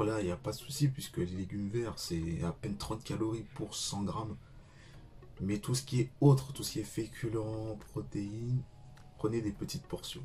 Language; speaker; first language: French; native; French